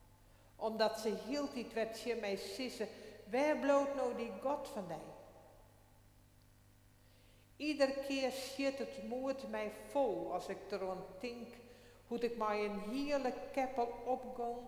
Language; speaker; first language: Dutch; non-native, local second language; Western Frisian